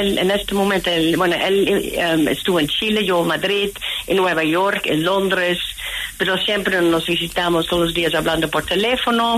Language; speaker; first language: Spanish; non-native, fluent; Dutch